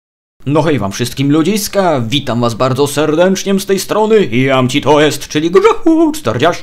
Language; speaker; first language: Polish; native; Polish